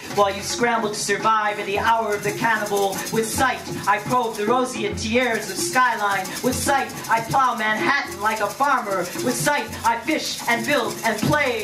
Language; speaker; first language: English; early bilingual, other home language; Spanish